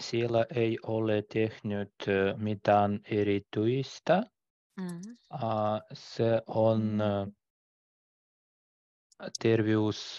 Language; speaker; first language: Finnish; non-native, learner; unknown